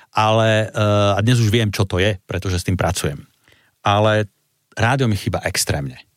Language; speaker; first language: Slovak; native; Slovak